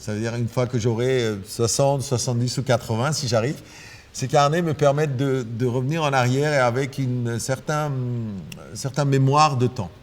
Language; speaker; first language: French; non-native, fluent; Persian